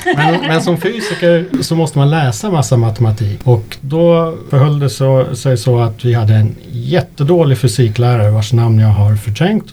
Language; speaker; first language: Swedish; early bilingual, other home language; English